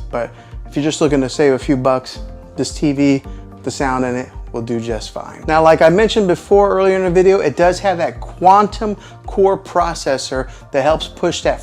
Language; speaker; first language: English; native; English